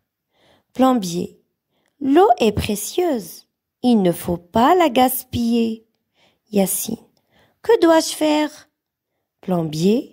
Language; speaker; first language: French; non-native, local second language; Arabic